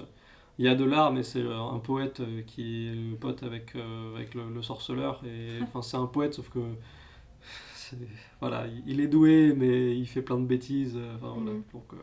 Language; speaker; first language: French; native; French